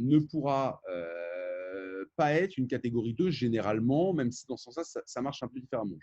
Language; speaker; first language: French; native; French